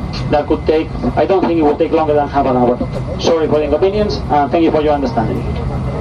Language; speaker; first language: English; non-native, fluent; Spanish